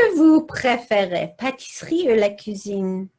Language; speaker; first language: French; non-native, learner; English